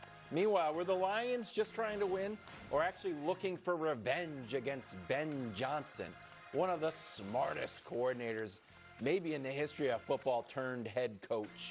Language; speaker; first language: English; native; English